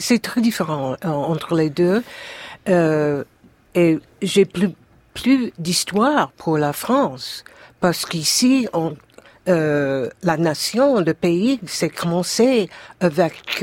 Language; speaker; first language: French; non-native, fluent; English